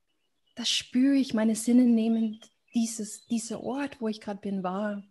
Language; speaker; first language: German; non-native, fluent; English